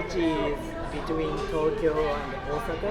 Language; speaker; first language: English; non-native, learner; Japanese